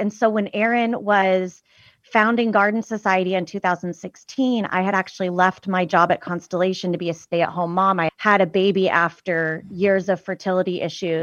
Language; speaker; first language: English; native; English